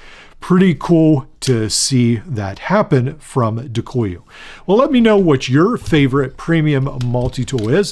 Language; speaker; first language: English; native; English